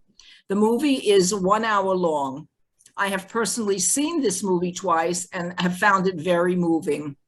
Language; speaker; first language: English; native; English